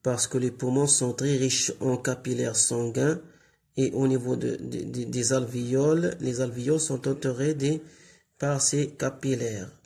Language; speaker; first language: French; non-native, local second language; Arabic